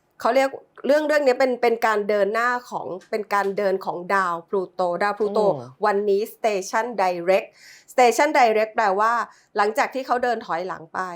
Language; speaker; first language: Thai; native; Thai